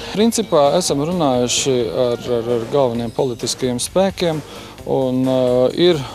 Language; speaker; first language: Latvian; native; Latvian